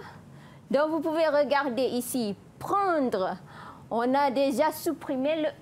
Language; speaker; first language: French; non-native, fluent; Malay